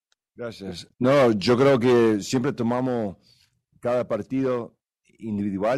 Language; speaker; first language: Spanish; early bilingual, heritage; Spanish